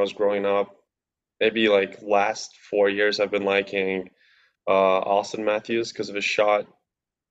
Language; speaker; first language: English; non-native, fluent; Latvian